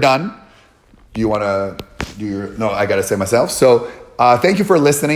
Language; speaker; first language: English; native; English